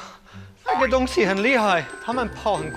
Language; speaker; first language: Chinese; non-native, learner; English